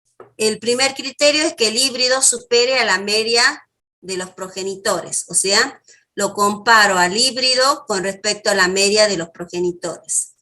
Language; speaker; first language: Spanish; native; Spanish